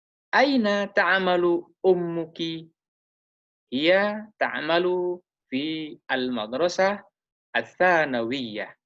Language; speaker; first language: Arabic; non-native, fluent; Indonesian